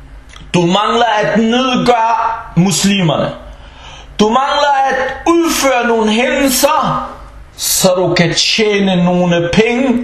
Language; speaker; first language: Danish; early bilingual, other home language; Arabic